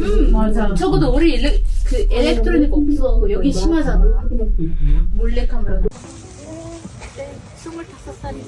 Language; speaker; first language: Korean; non-native, fluent; Arabic